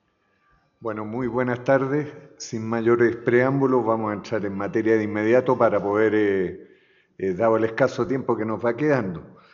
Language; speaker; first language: Spanish; native; Spanish